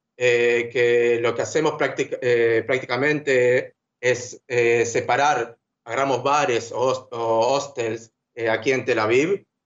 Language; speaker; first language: Spanish; native; Spanish